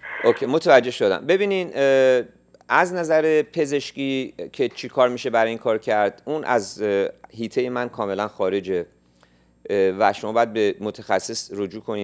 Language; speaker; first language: Persian; native; Persian